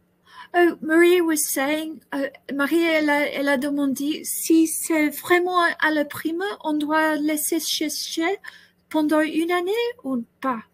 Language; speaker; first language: French; non-native, learner; English